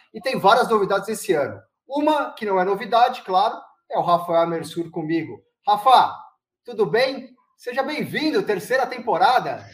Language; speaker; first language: Portuguese; native; Portuguese